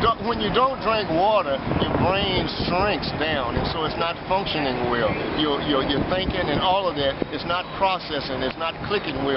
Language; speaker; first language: English; native; English